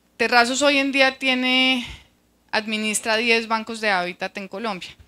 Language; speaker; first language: Spanish; native; Spanish